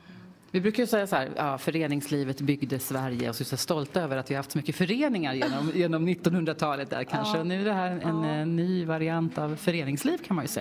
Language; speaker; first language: Swedish; native; Swedish